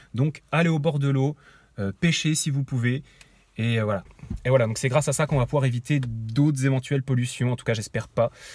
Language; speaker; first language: French; native; French